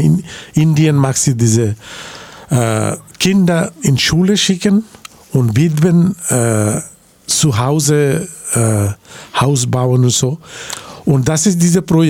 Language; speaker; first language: German; non-native, fluent; Bangla